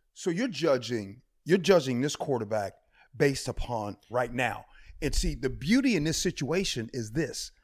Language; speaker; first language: English; native; English